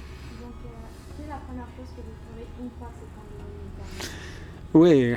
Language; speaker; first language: French; native; French